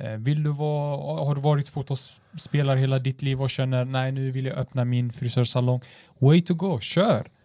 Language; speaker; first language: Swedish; early bilingual, other home language; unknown